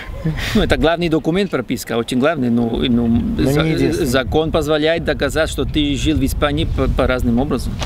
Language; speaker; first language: Russian; non-native, learner; Spanish